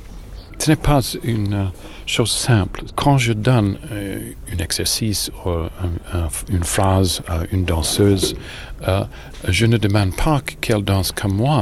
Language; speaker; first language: French; non-native, fluent; English